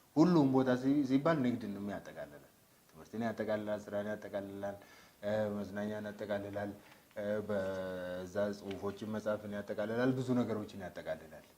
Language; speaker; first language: Amharic; non-native, local second language; Oromo